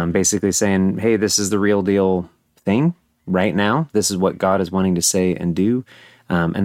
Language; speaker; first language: English; native; English